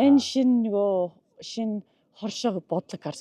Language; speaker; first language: Mongolian; non-native, learner; English